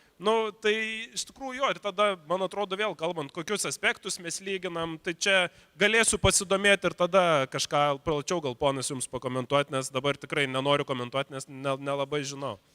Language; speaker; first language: Lithuanian; native; Lithuanian